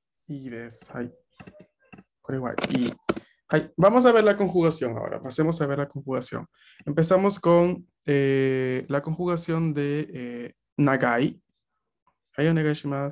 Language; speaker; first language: Spanish; native; Spanish